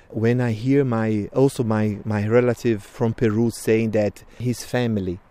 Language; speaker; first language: English; non-native, fluent; Portuguese